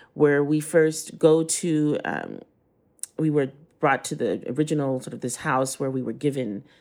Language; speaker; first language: English; native; English